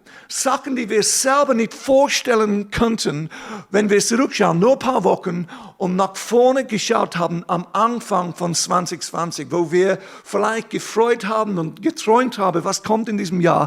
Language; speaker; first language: German; non-native, fluent; English